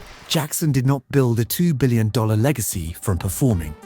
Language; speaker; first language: English; native; English